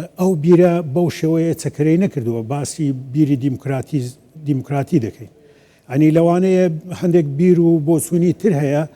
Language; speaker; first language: Central Kurdish; non-native, local second language; Azerbaijani